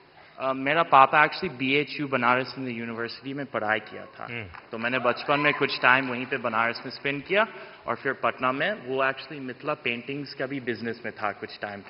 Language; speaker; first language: Hindi; non-native, fluent; English